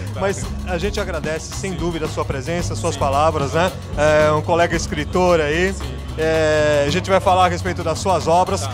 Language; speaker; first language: Portuguese; native; Portuguese